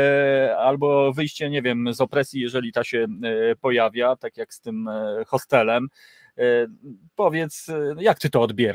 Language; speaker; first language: Polish; native; Polish